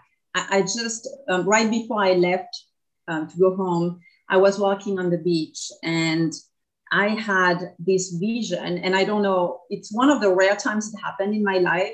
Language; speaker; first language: English; non-native, fluent; French